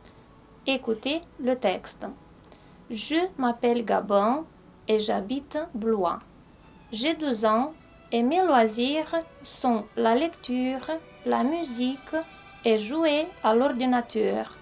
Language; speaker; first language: French; non-native, fluent; Romanian